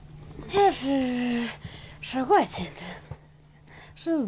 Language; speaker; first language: Chinese; non-native, local second language; Tibetan